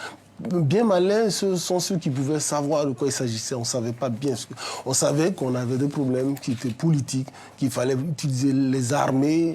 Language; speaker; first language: French; native; French